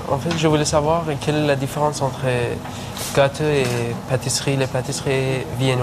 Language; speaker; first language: French; non-native, learner; Persian